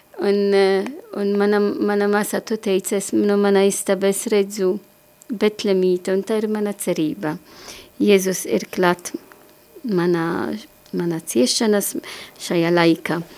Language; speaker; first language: Latvian; non-native, learner; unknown